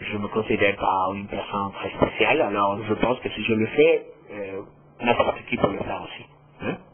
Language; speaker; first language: French; non-native, fluent; Spanish